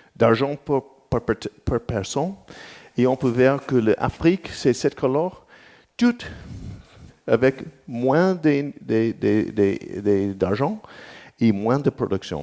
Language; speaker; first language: French; non-native, learner; English